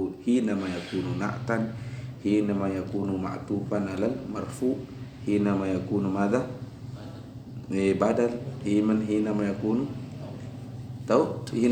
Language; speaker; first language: Arabic; non-native, fluent; Indonesian